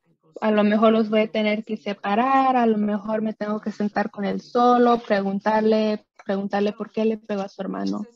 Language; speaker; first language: Spanish; early bilingual, other home language; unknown